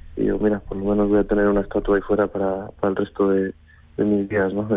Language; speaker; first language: Spanish; native; Spanish